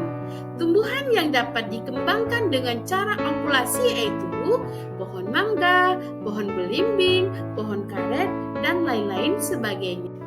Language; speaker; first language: Indonesian; native; Indonesian